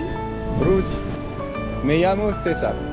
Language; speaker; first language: Spanish; non-native, learner; French